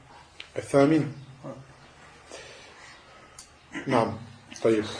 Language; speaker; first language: Arabic; non-native, fluent; French